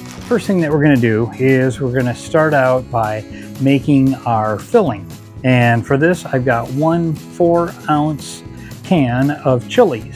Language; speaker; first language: English; native; English